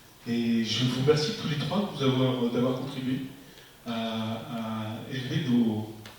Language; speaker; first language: French; native; French